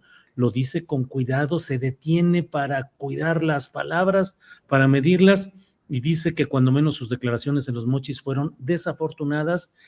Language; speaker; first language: Spanish; native; Spanish